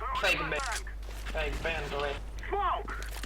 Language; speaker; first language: English; non-native, learner; Polish